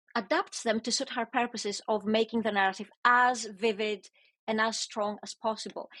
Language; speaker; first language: English; non-native, fluent; Greek